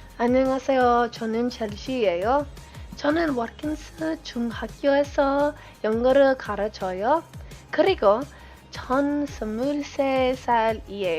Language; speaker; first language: Korean; non-native, learner; English